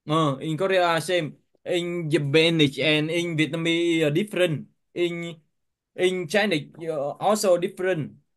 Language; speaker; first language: English; non-native, learner; Vietnamese